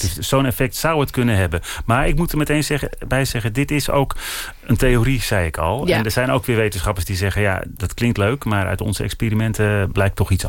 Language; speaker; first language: Dutch; native; Dutch